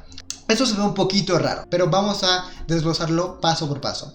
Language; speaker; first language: Spanish; native; Spanish